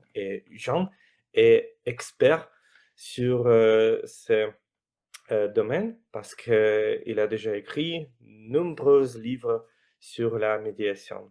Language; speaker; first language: French; non-native, fluent; Russian